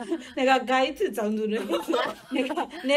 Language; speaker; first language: Korean; non-native, learner; Burmese